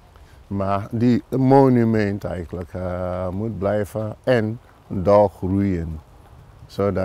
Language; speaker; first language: Dutch; non-native, fluent; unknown